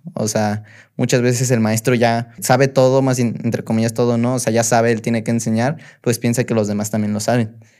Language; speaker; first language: Spanish; native; Spanish